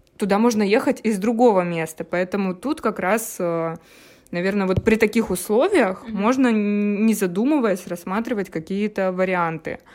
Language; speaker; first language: Russian; native; Russian